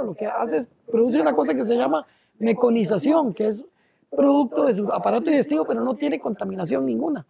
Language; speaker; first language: Spanish; native; Spanish